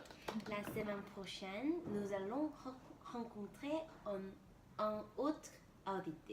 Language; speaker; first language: French; non-native, learner; Korean